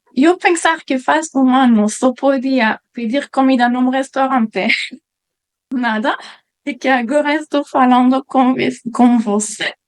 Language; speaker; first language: Portuguese; non-native, fluent; French